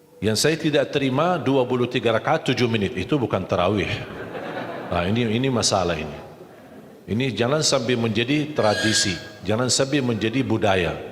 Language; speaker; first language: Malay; non-native, fluent; Arabic